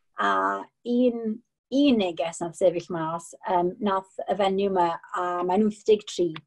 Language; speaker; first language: Welsh; non-native, local second language; English